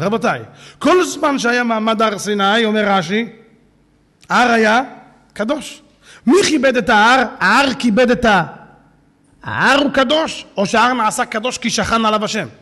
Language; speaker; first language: Hebrew; native; Hebrew